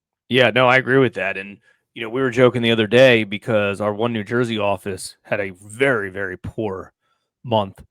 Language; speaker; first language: English; native; English